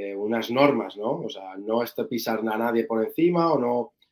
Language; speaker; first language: Spanish; native; Spanish